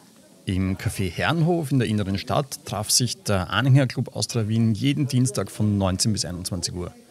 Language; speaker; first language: German; native; German